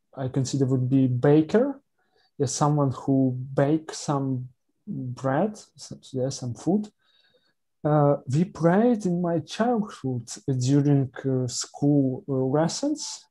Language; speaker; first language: English; non-native, learner; Ukrainian